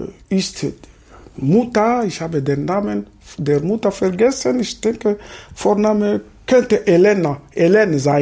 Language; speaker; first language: German; non-native, fluent; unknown